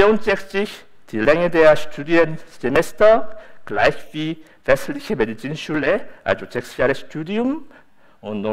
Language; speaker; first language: German; non-native, fluent; Korean